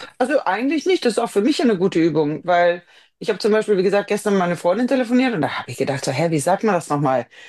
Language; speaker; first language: German; non-native, fluent; Swedish